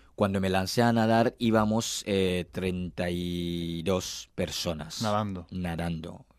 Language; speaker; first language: Spanish; non-native, fluent; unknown